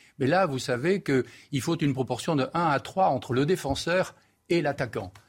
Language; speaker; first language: French; native; French